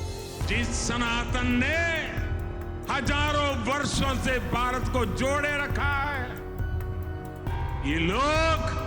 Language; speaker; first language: Hindi; native; Hindi